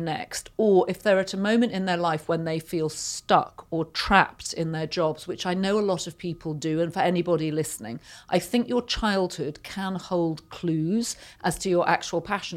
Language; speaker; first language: English; native; English